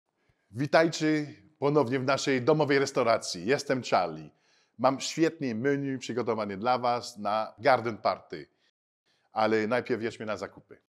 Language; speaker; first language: Polish; non-native, fluent; French